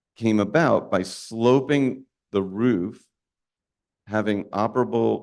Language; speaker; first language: English; native; English